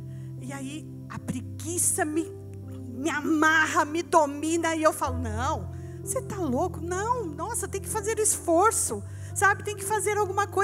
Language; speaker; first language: Portuguese; native; Portuguese